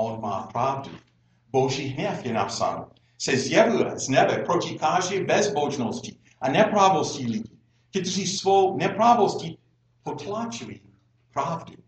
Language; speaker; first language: Czech; non-native, fluent; English